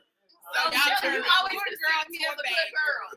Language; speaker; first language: English; native; English